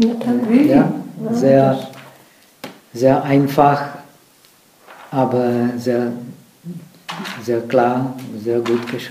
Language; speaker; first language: German; non-native, fluent; Czech